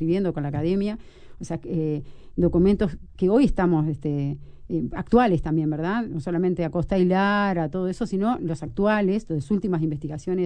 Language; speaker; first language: Spanish; native; Spanish